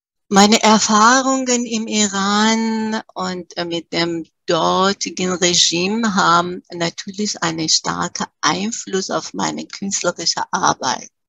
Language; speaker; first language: German; early bilingual, other home language; Persian